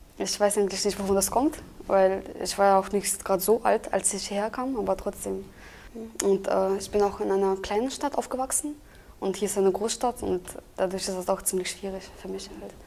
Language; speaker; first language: German; early bilingual, other home language; Russian